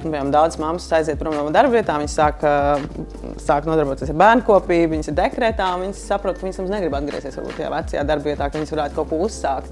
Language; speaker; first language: Latvian; native; Latvian